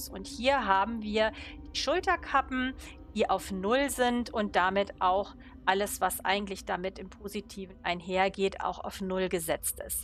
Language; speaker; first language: German; native; German